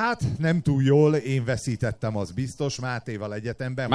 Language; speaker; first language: Hungarian; native; Hungarian